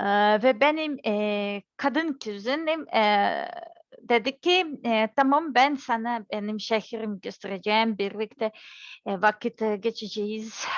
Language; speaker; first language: Turkish; non-native, learner; Serbian